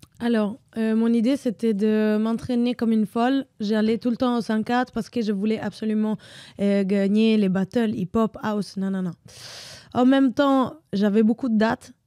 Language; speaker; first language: French; non-native, fluent; Italian